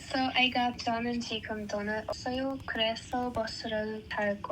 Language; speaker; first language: Korean; non-native, learner; English